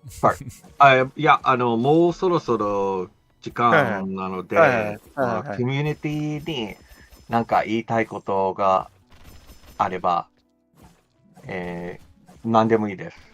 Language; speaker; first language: Japanese; non-native, fluent; English